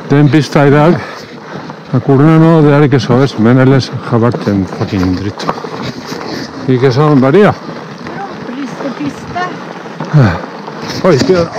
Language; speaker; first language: Norwegian; non-native, fluent; Spanish